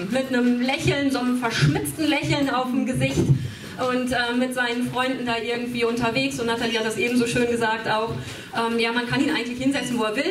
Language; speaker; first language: German; native; German